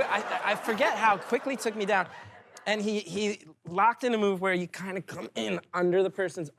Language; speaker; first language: English; native; English